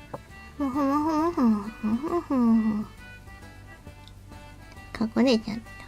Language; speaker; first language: Japanese; native; Japanese